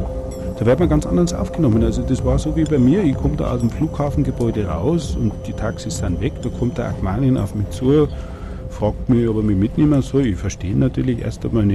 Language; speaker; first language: German; native; German